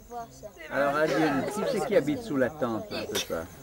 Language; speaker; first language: French; native; French